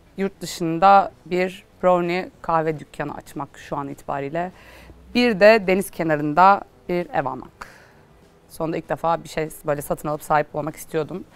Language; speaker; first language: Turkish; native; Turkish